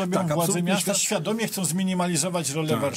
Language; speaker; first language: Polish; native; Polish